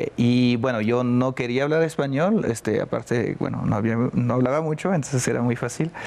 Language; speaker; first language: Spanish; non-native, fluent; French